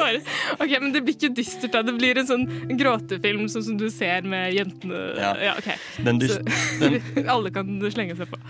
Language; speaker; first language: Norwegian; native; Norwegian